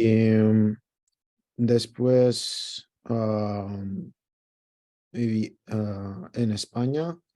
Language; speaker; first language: Spanish; non-native, learner; Greek